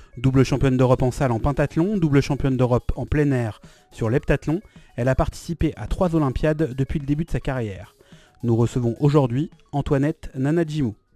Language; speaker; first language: French; native; French